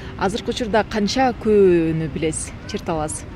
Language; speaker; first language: Kyrgyz; native; Kyrgyz